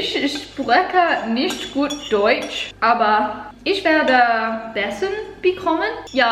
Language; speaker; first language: German; non-native, learner; English